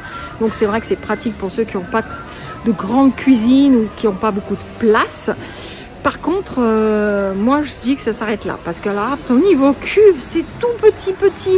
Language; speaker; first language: French; native; French